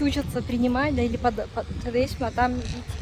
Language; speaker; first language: Russian; non-native, local second language; Tuvinian